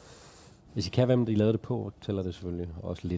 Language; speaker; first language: Danish; native; Danish